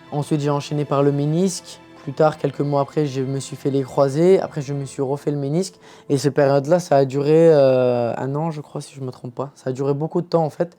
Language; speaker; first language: French; early bilingual, other home language; Turkish